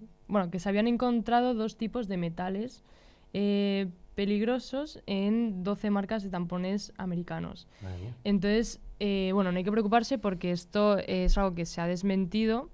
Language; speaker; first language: Spanish; native; Spanish